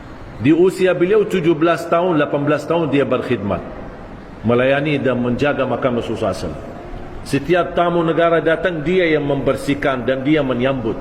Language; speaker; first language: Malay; non-native, fluent; Arabic